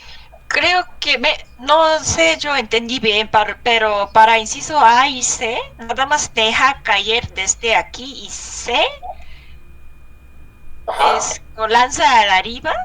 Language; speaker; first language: Spanish; non-native, learner; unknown